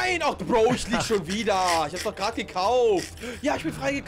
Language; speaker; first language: German; native; German